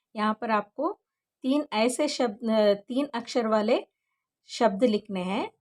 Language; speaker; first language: Hindi; non-native, local second language; Kannada